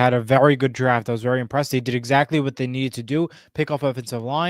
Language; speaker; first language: English; native; English